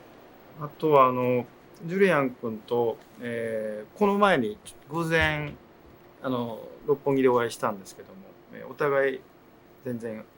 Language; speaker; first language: Japanese; native; Japanese